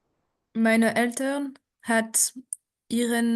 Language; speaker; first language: German; non-native, learner; French